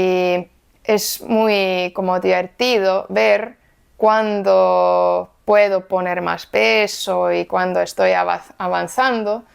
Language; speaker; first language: Spanish; non-native, fluent; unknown